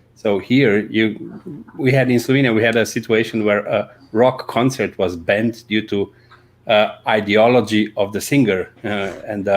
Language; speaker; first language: English; non-native, fluent; Slovenian